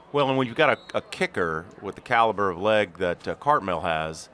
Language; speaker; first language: English; native; English